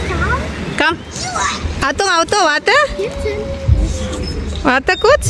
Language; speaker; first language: German; non-native, learner; Indonesian